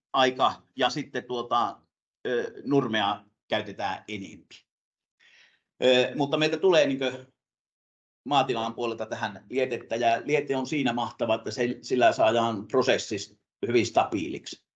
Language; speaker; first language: Finnish; native; Finnish